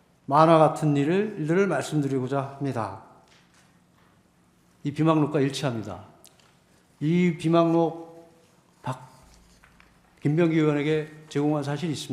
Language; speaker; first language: Korean; native; Korean